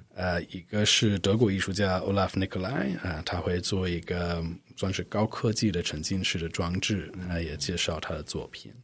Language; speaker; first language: Chinese; non-native, fluent; English